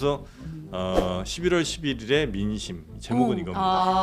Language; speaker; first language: Korean; native; Korean